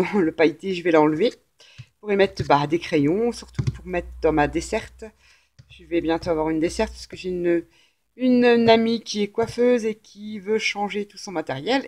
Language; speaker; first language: French; native; French